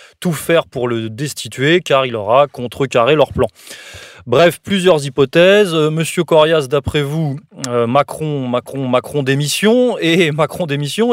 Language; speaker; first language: French; native; French